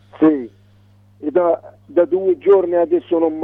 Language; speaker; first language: Italian; non-native, learner; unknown